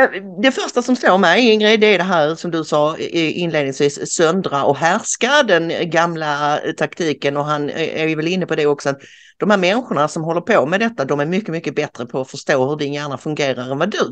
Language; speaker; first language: Swedish; native; Swedish